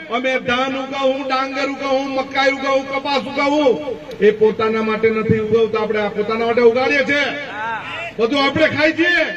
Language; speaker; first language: Gujarati; native; Gujarati